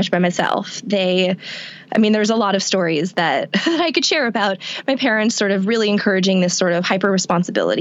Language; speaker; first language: English; native; English